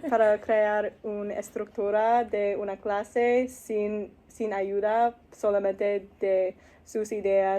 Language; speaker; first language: Spanish; non-native, learner; English